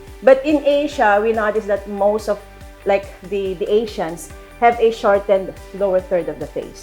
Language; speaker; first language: English; non-native, local second language; Filipino